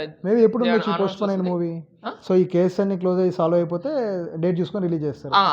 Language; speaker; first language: Telugu; native; Telugu